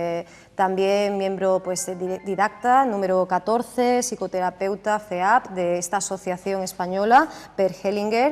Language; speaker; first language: Spanish; native; Spanish